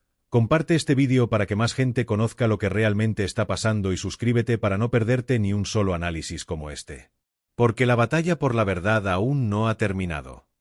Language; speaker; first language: Spanish; native; Spanish